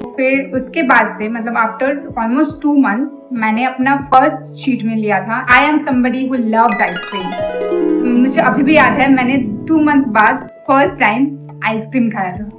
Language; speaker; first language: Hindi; non-native, local second language; Bangla